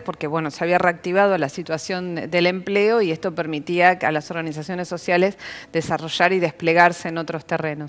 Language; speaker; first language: Spanish; native; Spanish